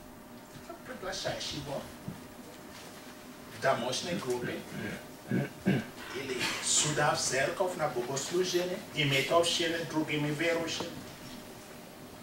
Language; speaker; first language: Russian; non-native, fluent; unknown